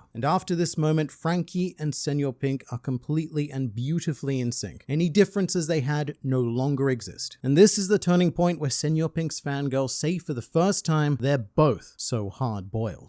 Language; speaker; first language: English; native; English